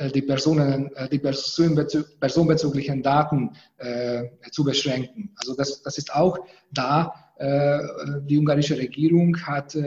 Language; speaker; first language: German; non-native, fluent; Hungarian